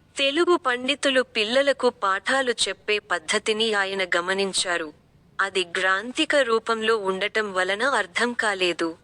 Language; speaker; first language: Telugu; native; Telugu